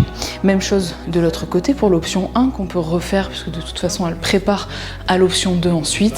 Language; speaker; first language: French; native; French